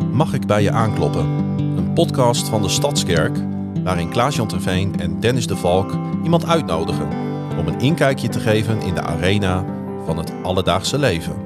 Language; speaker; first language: Dutch; native; Dutch